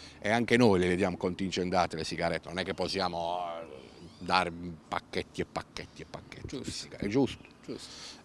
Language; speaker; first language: Italian; native; Italian